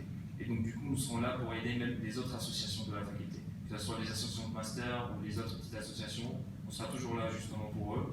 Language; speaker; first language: French; native; French